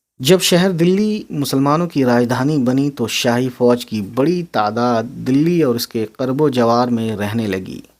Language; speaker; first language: Urdu; native; Urdu